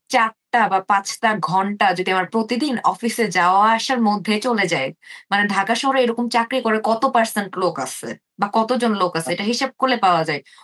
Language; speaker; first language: Bangla; native; Bangla